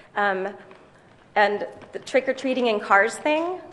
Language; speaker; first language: English; native; English